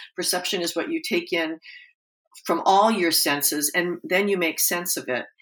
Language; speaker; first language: English; native; English